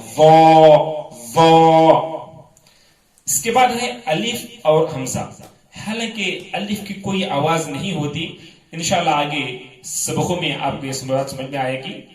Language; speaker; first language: Urdu; native; Urdu